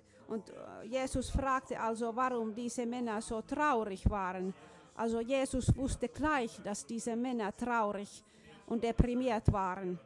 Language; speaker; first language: German; non-native, fluent; Finnish